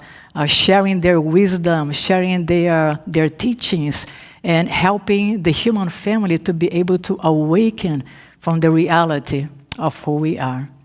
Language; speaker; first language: English; non-native, fluent; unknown